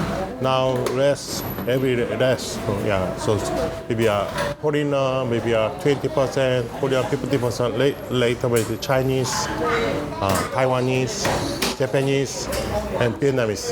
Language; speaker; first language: English; non-native, learner; Korean